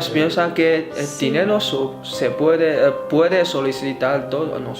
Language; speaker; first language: Spanish; non-native, fluent; Chinese